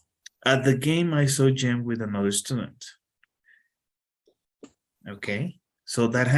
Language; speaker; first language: English; non-native, fluent; Spanish